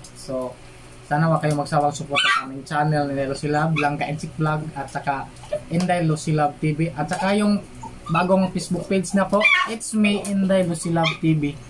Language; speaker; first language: Filipino; non-native, local second language; Cebuano